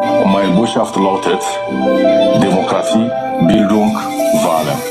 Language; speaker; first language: German; non-native, fluent; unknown